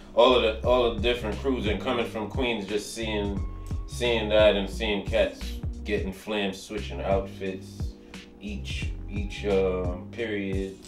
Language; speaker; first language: English; native; English